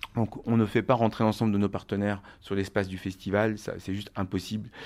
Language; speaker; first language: French; native; French